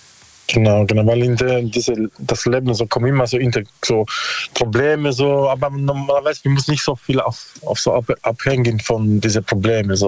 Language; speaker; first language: German; non-native, learner; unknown